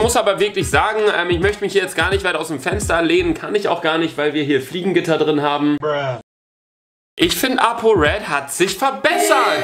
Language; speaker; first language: German; native; German